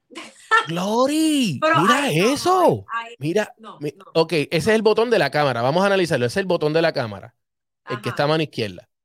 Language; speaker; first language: Spanish; native; Spanish